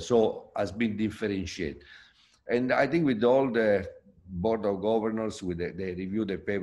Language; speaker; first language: English; non-native, fluent; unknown